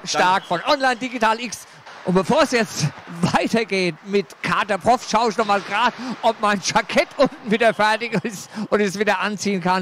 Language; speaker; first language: German; native; German